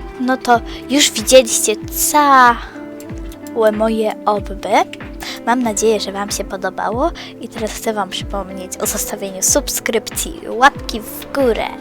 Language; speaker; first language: Polish; native; Polish